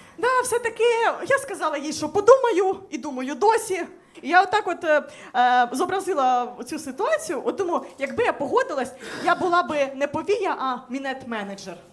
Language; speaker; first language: Ukrainian; native; Ukrainian